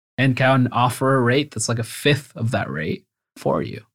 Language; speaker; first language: English; early bilingual, other home language; Spanish